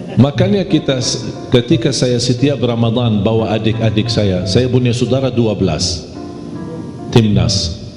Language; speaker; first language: Indonesian; non-native, fluent; Arabic